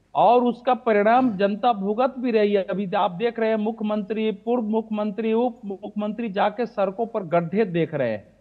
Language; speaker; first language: Hindi; native; Hindi